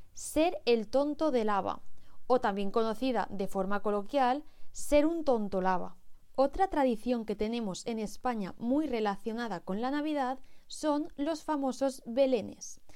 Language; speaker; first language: Spanish; native; Spanish